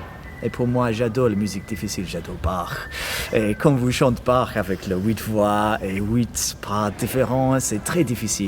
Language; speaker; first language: French; non-native, learner; English